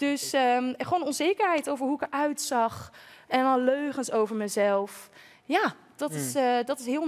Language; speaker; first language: Dutch; native; Dutch